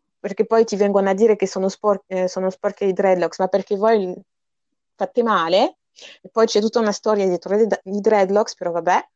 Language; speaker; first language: Italian; early bilingual, other home language; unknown